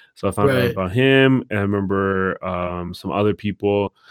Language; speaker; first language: English; native; English